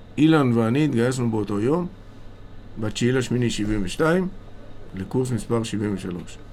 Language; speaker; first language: Hebrew; native; Hebrew